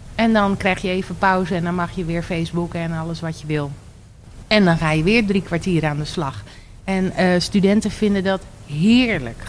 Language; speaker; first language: Dutch; native; Dutch